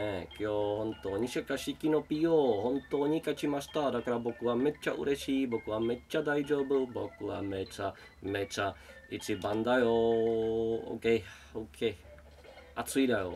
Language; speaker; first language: Japanese; non-native, learner; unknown